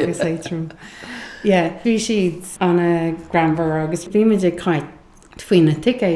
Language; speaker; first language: Irish; non-native, learner; English